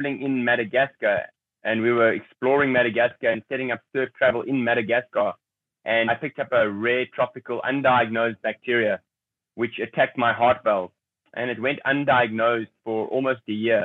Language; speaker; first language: English; native; English